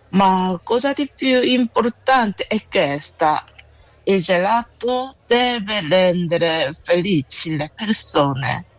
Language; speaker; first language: Italian; non-native, learner; Korean